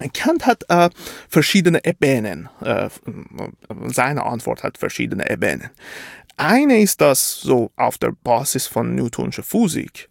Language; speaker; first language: German; non-native, fluent; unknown